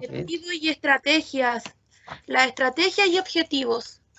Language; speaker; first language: Spanish; native; Spanish